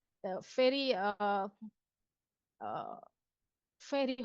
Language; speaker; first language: English; non-native, local second language; Indonesian